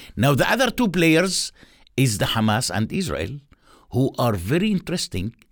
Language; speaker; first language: English; non-native, fluent; Arabic